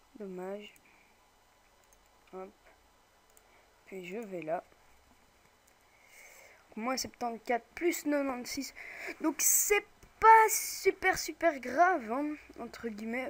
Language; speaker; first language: French; native; French